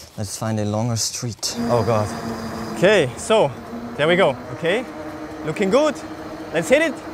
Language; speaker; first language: English; non-native, fluent; German